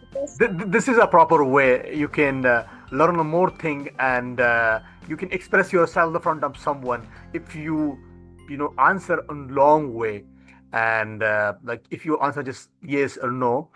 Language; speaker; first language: English; non-native, fluent; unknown